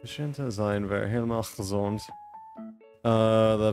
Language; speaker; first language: Dutch; non-native, learner; English